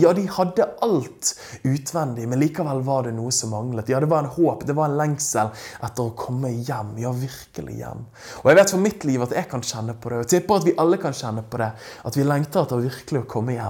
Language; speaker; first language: Norwegian; native; Norwegian